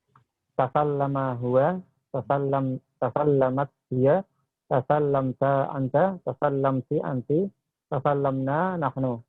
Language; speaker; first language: Arabic; non-native, learner; Indonesian